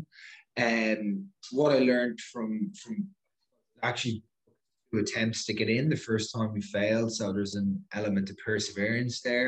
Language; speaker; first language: English; native; English